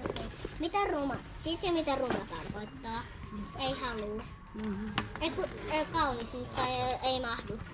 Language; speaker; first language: Finnish; early bilingual, other home language; Waray